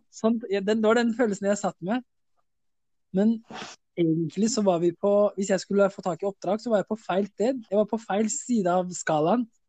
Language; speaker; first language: Norwegian; early bilingual, other home language; Somali